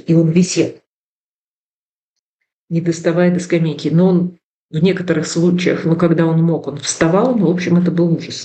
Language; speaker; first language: Russian; native; Russian